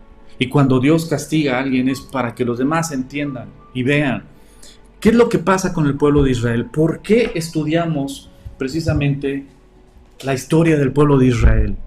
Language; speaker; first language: Spanish; native; Spanish